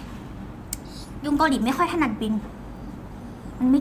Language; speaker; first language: Thai; early bilingual, other home language; Korean